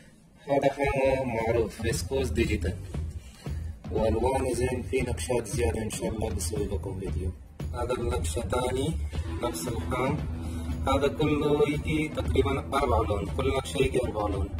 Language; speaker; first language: Arabic; non-native, learner; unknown